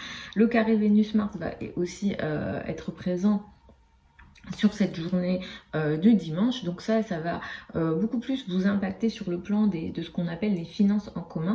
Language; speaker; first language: French; native; French